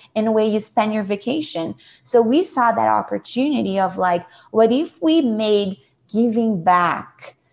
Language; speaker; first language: English; non-native, fluent; Portuguese